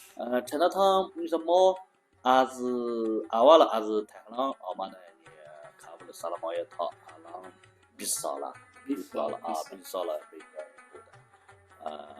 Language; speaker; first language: Persian; non-native, learner; Chinese